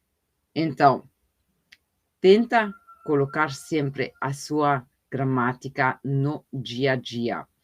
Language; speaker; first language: Portuguese; non-native, fluent; German